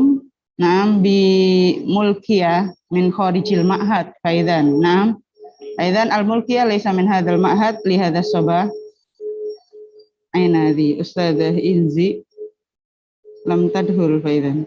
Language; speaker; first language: Arabic; non-native, learner; Indonesian